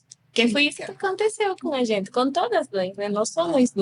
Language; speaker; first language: Portuguese; non-native, fluent; Spanish